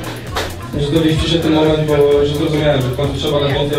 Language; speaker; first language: Polish; native; Polish